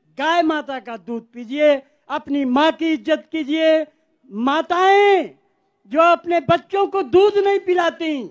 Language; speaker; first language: Hindi; non-native, local second language; Telugu